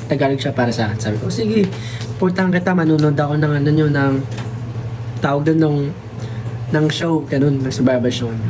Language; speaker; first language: Filipino; non-native, local second language; Waray